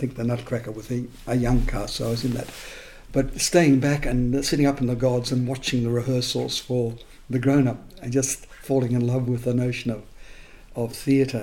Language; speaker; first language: English; non-native, local second language; Estonian